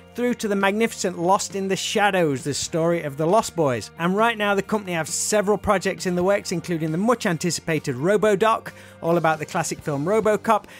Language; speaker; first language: English; native; English